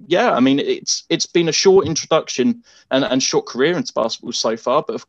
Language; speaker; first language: English; native; English